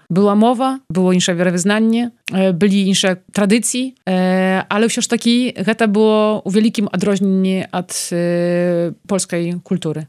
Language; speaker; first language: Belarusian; native; Belarusian